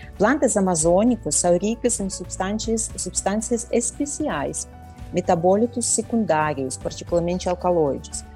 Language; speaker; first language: Portuguese; non-native, fluent; Russian